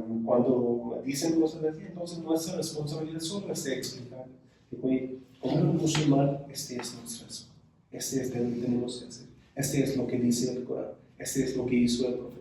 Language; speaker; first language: Spanish; non-native, fluent; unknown